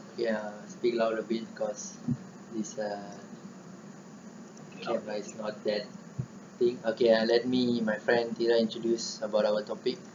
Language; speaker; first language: English; non-native, learner; Malay